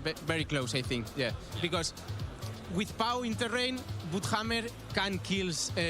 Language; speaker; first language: English; non-native, learner; Spanish